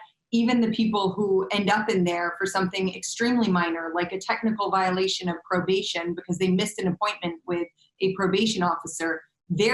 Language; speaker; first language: English; native; English